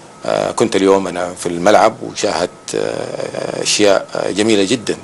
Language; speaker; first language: Arabic; native; Arabic